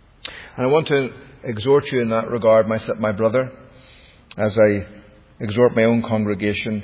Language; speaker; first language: English; native; English